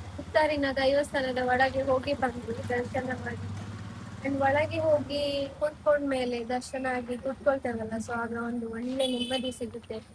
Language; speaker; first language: Kannada; non-native, local second language; Tulu